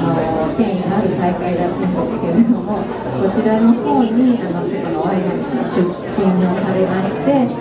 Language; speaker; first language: Japanese; native; Japanese